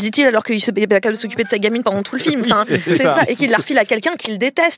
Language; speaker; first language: French; native; French